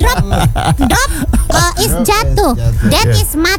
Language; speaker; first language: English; non-native, learner; Indonesian